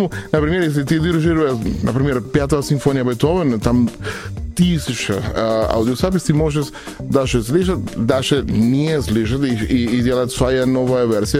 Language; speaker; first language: Russian; non-native, learner; Spanish